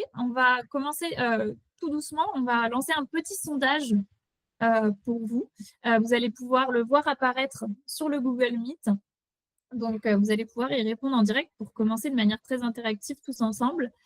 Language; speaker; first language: French; native; French